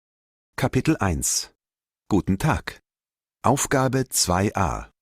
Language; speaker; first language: German; non-native, learner; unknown